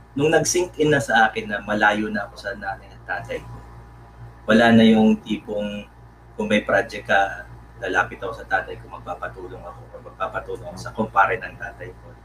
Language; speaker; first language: Filipino; non-native, local second language; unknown